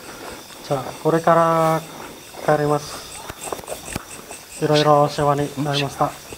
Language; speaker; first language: Japanese; non-native, learner; Indonesian